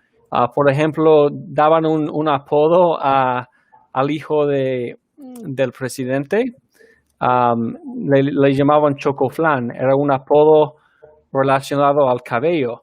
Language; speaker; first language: Spanish; early bilingual, heritage; Spanish